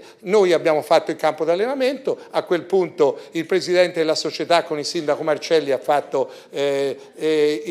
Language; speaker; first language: Italian; native; Italian